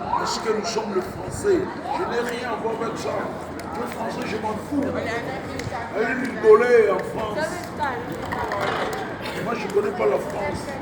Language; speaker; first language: French; non-native, learner; Portuguese